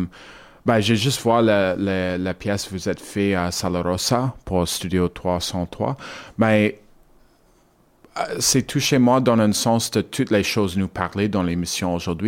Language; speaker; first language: French; non-native, learner; English